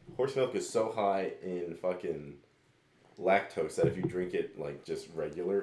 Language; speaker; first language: English; native; English